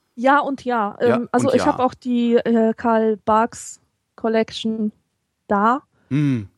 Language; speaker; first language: German; native; German